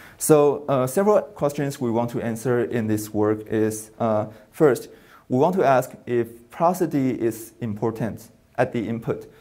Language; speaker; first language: English; non-native, fluent; Chinese